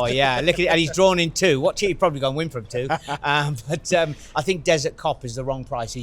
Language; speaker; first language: English; native; English